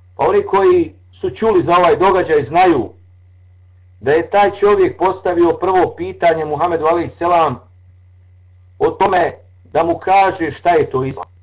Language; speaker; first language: Bosnian; native; Bosnian